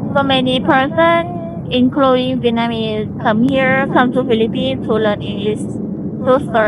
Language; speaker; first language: English; non-native, learner; Vietnamese